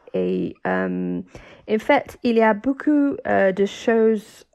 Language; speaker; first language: French; non-native, fluent; English